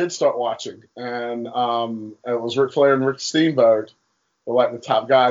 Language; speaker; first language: English; native; English